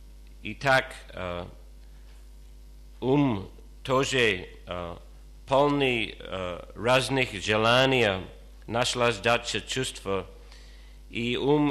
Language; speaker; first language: Russian; non-native, fluent; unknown